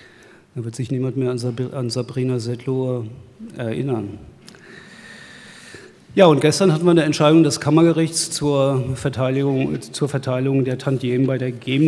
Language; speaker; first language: German; native; German